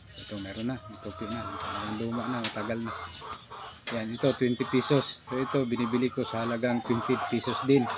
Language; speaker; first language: Filipino; non-native, local second language; Cebuano